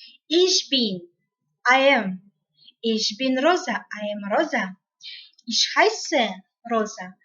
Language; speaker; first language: German; non-native, learner; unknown